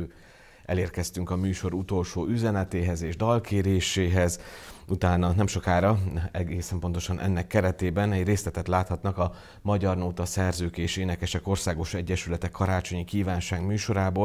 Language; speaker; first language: Hungarian; native; Hungarian